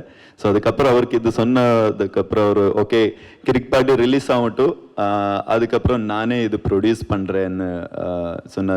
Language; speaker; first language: Tamil; non-native, learner; Kannada